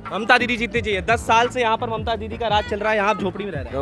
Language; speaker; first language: Hindi; native; Hindi